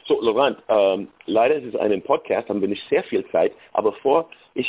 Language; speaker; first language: German; non-native, learner; English